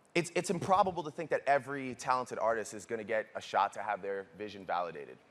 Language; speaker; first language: English; native; English